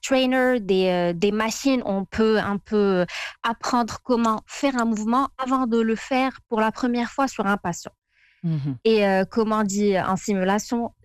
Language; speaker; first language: French; non-native, local second language; Arabic